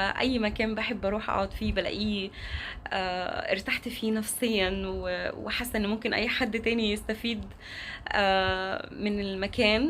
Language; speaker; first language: Arabic; native; Arabic